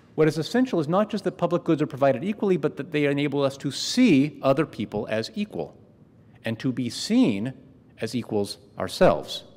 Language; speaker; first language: English; native; English